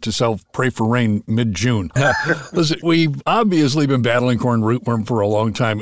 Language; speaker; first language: English; native; English